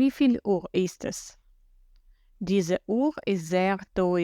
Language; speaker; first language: German; non-native, fluent; Ukrainian